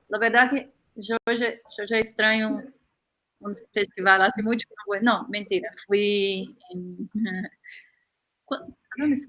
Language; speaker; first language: Spanish; non-native, fluent; Portuguese